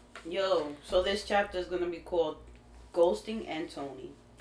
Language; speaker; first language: English; early bilingual, other home language; Spanish